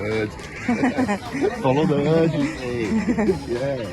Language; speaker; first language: English; native; English